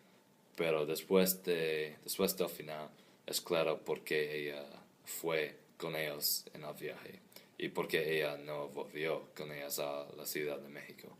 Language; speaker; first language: Spanish; non-native, learner; English